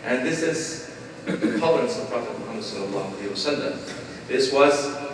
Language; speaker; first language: English; non-native, fluent; Albanian